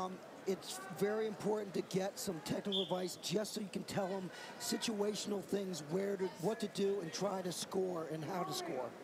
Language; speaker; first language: English; native; English